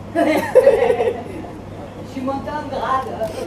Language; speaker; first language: French; native; French